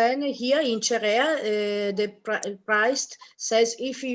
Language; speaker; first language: English; non-native, learner; Italian